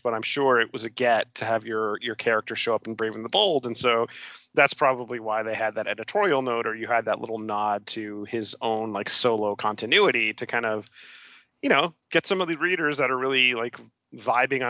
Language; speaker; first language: English; native; English